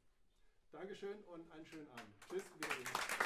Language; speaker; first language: German; native; German